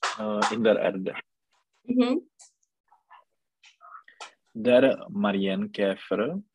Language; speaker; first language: German; non-native, learner; Czech